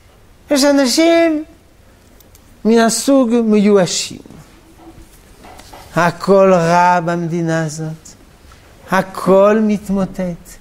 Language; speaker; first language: Hebrew; non-native, fluent; French